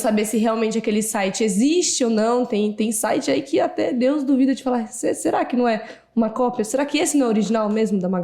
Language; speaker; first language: Portuguese; native; Portuguese